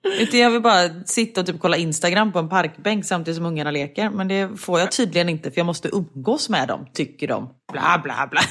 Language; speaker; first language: Swedish; native; Swedish